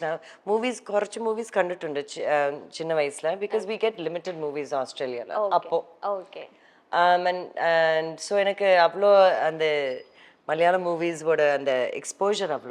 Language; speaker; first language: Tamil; early bilingual, heritage; Tamil